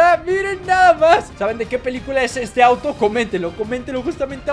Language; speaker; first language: Spanish; native; Spanish